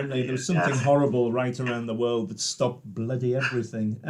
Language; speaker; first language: English; native; English